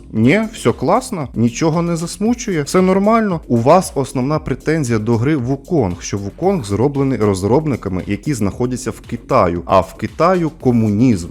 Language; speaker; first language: Ukrainian; non-native, local second language; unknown